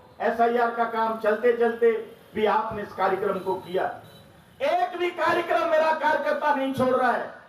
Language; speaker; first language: Hindi; native; Hindi